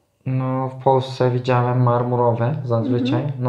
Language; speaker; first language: Polish; non-native, learner; Turkish